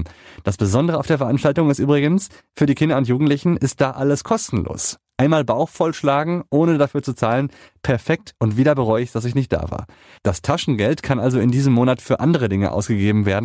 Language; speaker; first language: German; native; German